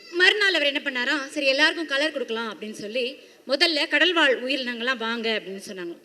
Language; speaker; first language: Tamil; native; Tamil